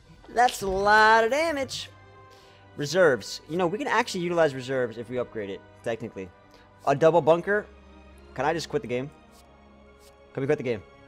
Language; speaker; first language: English; native; English